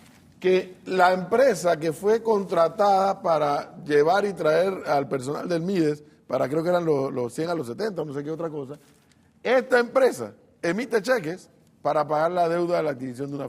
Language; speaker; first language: Spanish; native; Spanish